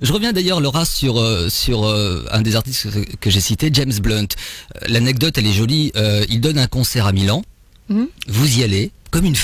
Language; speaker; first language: French; native; French